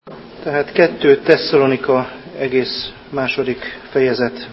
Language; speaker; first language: Hungarian; native; Hungarian